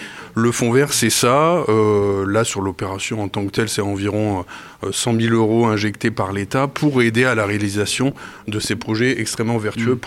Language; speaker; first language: French; native; French